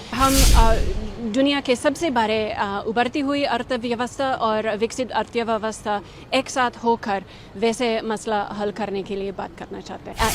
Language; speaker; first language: Hindi; non-native, fluent; English